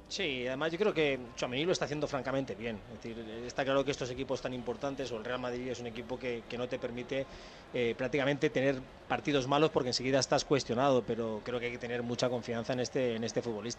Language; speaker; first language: Spanish; native; Spanish